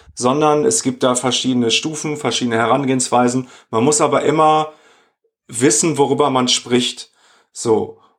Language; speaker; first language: German; native; German